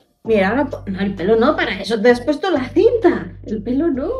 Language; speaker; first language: Spanish; native; Spanish